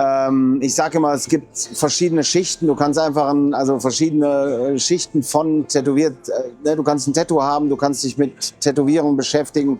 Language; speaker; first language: German; native; German